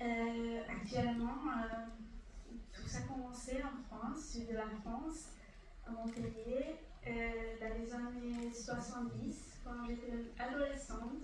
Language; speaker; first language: French; non-native, fluent; Hungarian